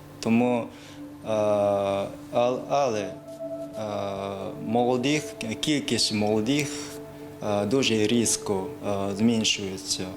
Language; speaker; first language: Ukrainian; non-native, learner; Japanese